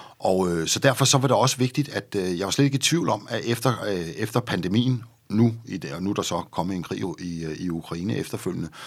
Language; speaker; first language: Danish; native; Danish